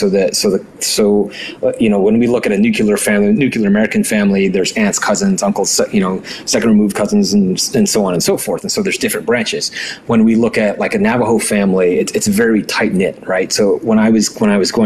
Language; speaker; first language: English; early bilingual, other home language; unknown